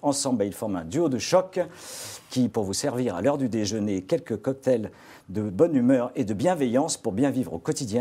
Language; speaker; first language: French; native; French